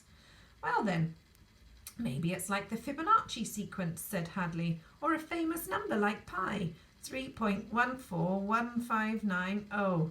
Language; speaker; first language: English; native; English